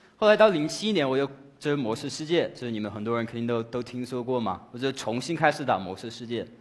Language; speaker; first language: Chinese; non-native, fluent; English